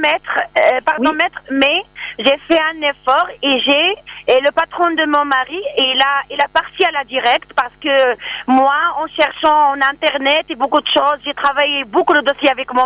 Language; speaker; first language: French; non-native, learner; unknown